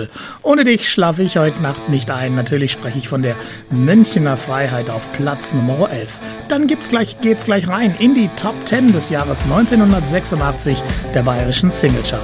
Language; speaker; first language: German; native; German